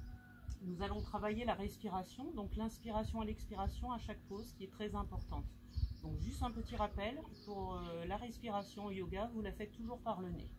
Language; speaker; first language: French; native; French